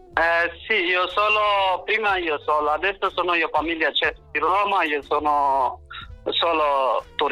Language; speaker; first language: Italian; non-native, learner; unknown